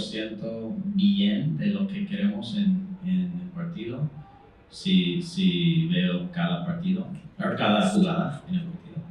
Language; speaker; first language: Spanish; non-native, fluent; English